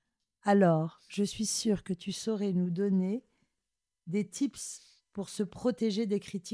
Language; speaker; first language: French; native; French